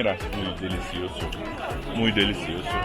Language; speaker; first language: Spanish; non-native, learner; Turkish